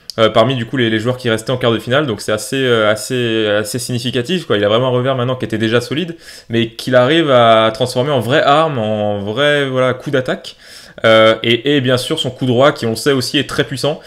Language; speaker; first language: French; native; French